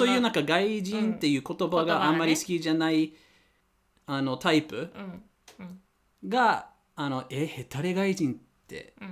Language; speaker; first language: Japanese; non-native, fluent; English